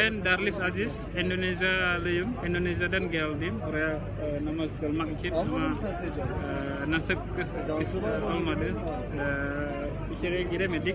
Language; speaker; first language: Turkish; non-native, learner; Indonesian